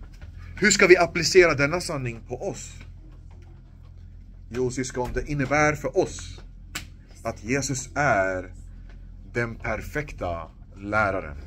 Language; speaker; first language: Swedish; non-native, local second language; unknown